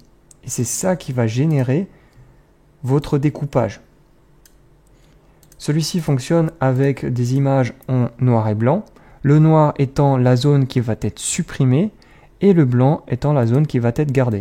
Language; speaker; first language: French; native; French